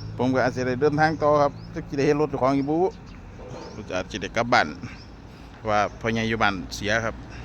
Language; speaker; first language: Thai; native; Thai